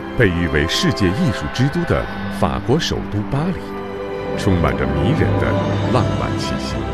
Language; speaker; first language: Chinese; native; Chinese